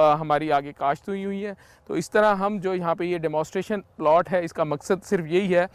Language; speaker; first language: Urdu; native; Urdu